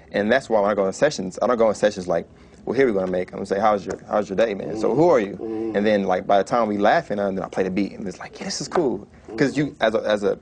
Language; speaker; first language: English; native; English